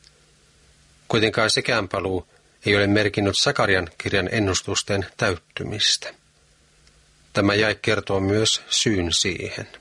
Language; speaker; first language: Finnish; native; Finnish